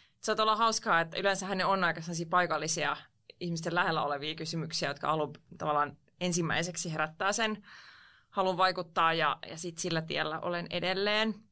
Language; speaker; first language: Finnish; non-native, local second language; Swedish